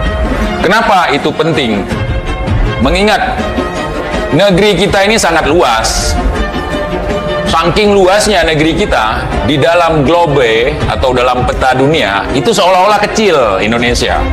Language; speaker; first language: Indonesian; native; Indonesian